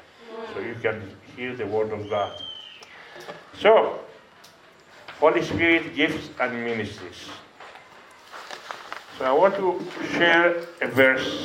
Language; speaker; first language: English; non-native, fluent; Greek